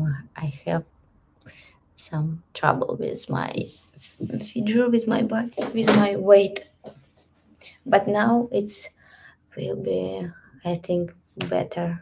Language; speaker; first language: English; non-native, learner; Russian